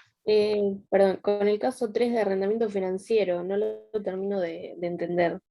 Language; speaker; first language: Spanish; native; Spanish